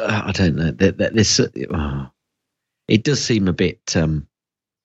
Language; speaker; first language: English; native; English